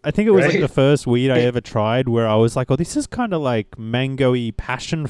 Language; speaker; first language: English; native; English